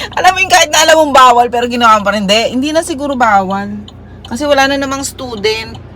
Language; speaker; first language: Filipino; native; Filipino